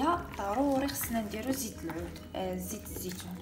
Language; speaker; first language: Arabic; native; Arabic